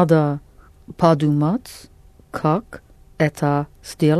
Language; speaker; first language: Russian; non-native, learner; English